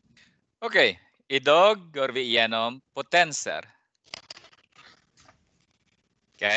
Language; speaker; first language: Swedish; non-native, fluent; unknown